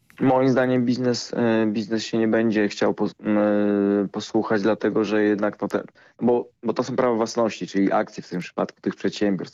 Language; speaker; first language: Polish; native; Polish